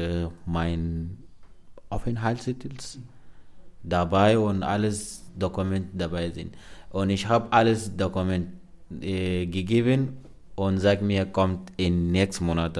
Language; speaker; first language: German; non-native, learner; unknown